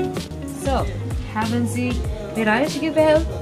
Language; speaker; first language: German; non-native, learner; Filipino